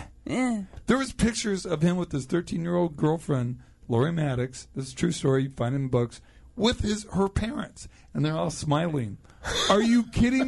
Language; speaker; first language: English; native; English